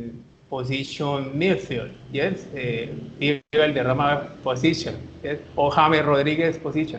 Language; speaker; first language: English; non-native, learner; Spanish